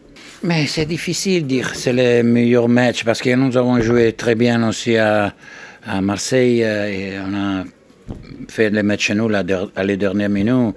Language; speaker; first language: French; non-native, learner; Italian